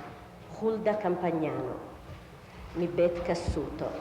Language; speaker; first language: Hebrew; non-native, fluent; Italian